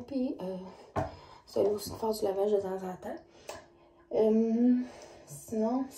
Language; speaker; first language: French; native; French